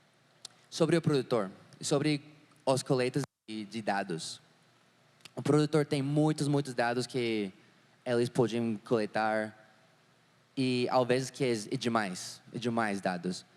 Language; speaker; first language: Portuguese; non-native, learner; English